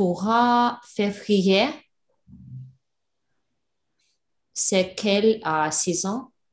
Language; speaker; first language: French; non-native, learner; English